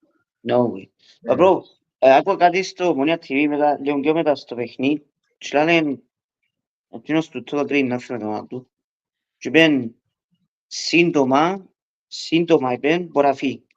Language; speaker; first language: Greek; early bilingual, heritage; Greek